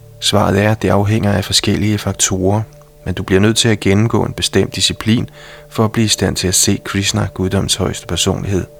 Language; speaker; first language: Danish; native; Danish